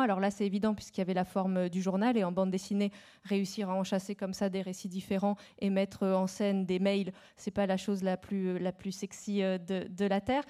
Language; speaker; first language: French; native; French